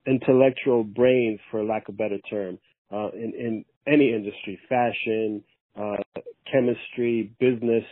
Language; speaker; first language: English; early bilingual, other home language; Persian